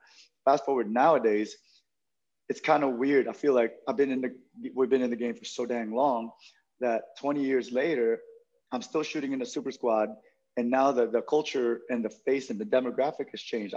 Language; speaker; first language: English; non-native, local second language; Filipino